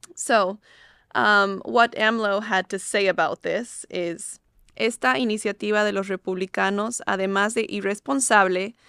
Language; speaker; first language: Spanish; native; Spanish